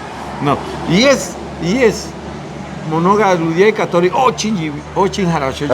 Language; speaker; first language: Russian; non-native, learner; Spanish